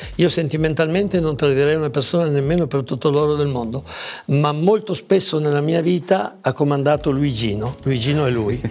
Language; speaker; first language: Italian; native; Italian